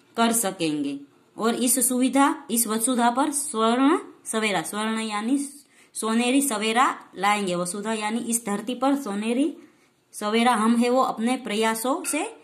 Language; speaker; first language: Hindi; non-native, local second language; Gujarati